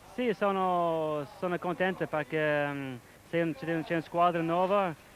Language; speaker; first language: Italian; non-native, learner; English